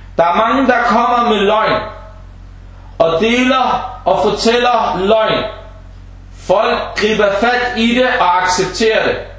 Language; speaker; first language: Danish; early bilingual, other home language; Arabic